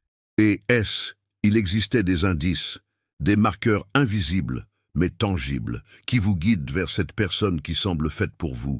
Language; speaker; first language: French; native; French